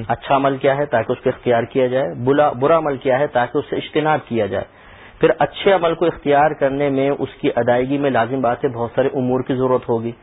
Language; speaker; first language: Urdu; native; Urdu